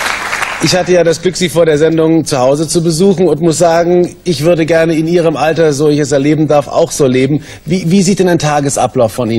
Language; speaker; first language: German; native; German